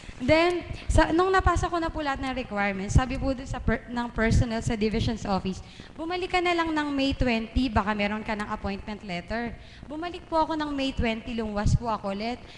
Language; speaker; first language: Filipino; native; Filipino